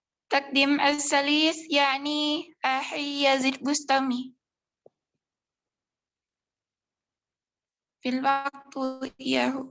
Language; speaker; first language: Arabic; non-native, learner; Indonesian